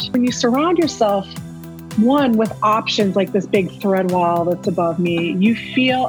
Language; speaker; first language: English; native; English